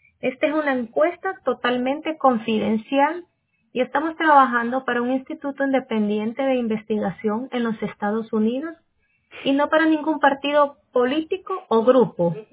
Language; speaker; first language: Spanish; native; Spanish